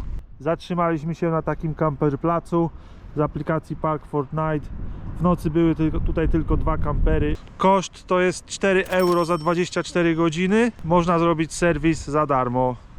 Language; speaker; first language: Polish; native; Polish